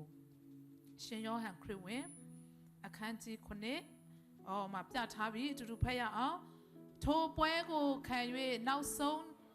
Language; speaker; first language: Burmese; non-native, local second language; Tedim Chin